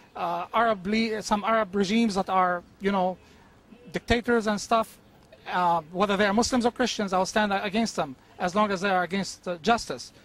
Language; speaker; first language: English; non-native, fluent; Arabic